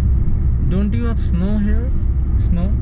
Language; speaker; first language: English; non-native, local second language; Hindi